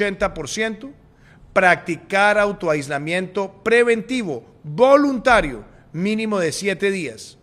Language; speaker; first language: Spanish; native; Spanish